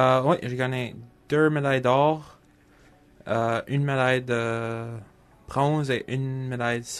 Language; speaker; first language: French; non-native, local second language; English